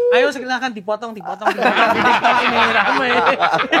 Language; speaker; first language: Indonesian; native; Indonesian